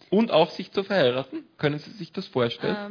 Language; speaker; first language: German; native; German